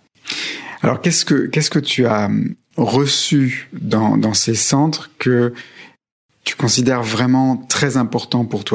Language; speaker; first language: French; native; French